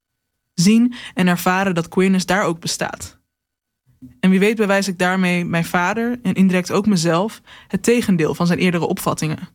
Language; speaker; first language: Dutch; native; Dutch